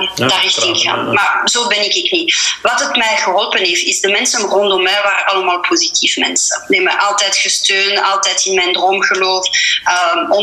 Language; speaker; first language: Dutch; non-native, fluent; French